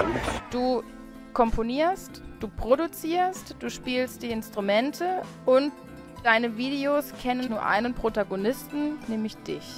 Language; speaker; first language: German; native; German